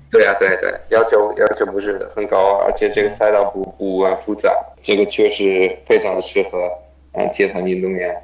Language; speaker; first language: Chinese; non-native, fluent; German